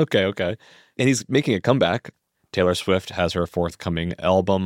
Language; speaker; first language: English; native; English